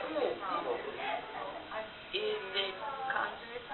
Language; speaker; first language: English; non-native, learner; Japanese